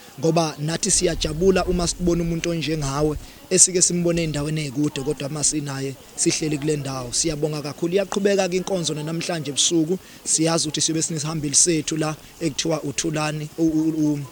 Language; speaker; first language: Zulu; native; Zulu